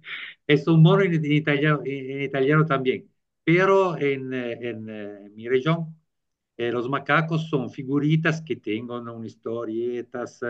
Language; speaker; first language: Spanish; non-native, learner; Italian